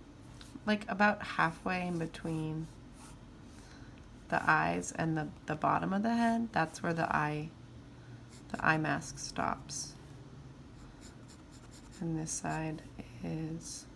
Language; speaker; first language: English; native; English